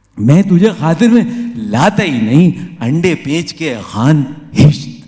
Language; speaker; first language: Urdu; native; Urdu